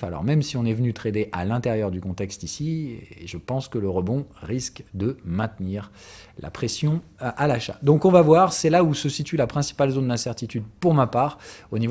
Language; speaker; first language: French; native; French